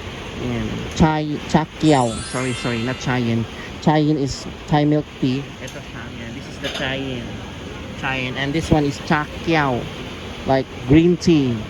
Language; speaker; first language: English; non-native, local second language; Filipino